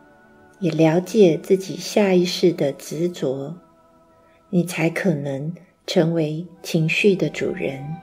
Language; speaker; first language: Chinese; native; Chinese